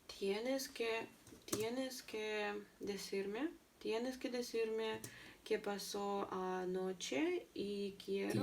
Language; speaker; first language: Spanish; non-native, learner; Russian